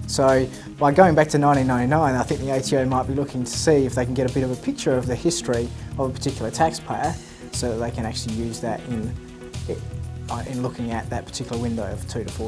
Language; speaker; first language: English; native; English